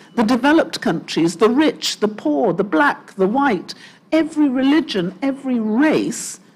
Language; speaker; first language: English; native; English